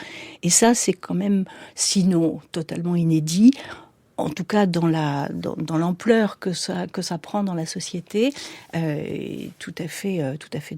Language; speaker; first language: French; native; French